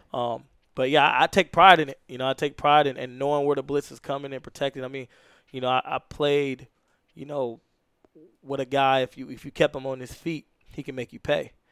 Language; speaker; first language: English; native; English